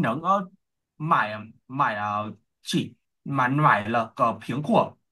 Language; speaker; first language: Chinese; non-native, learner; Vietnamese